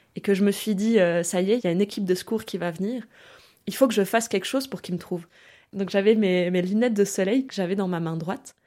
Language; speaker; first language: French; early bilingual, other home language; German